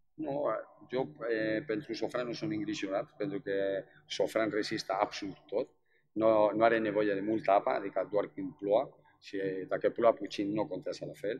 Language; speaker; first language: Romanian; non-native, fluent; Spanish